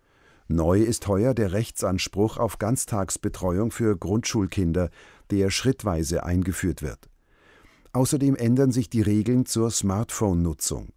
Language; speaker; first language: German; native; German